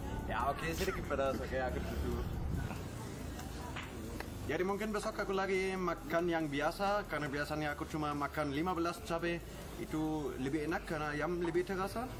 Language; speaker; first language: Indonesian; non-native, fluent; German